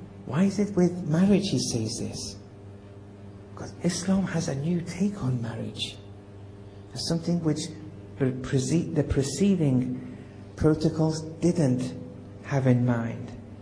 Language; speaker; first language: English; native; English